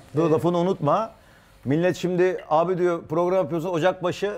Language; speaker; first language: Turkish; native; Turkish